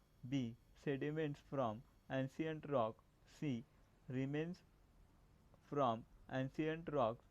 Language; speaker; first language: English; non-native, local second language; Marathi